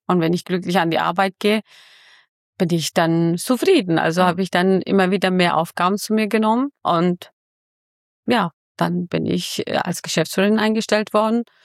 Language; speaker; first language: German; non-native, fluent; Kurdish